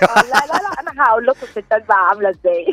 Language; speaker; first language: Arabic; native; Arabic